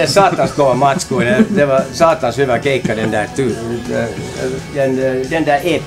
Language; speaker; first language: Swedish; non-native, local second language; Finnish